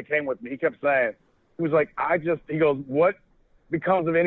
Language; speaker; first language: English; native; English